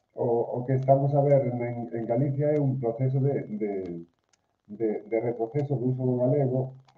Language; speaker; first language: Galician; non-native, local second language; Spanish